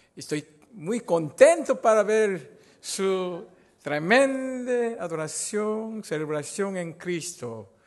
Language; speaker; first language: Spanish; non-native, learner; Korean